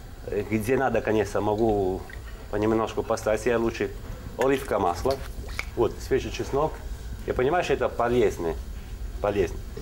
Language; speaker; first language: Russian; non-native, learner; Italian